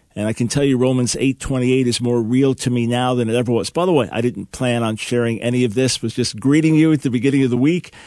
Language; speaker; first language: English; native; English